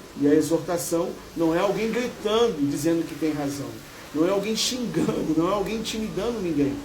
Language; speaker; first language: Portuguese; native; Portuguese